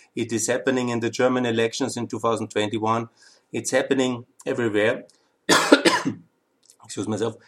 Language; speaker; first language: English; non-native, fluent; German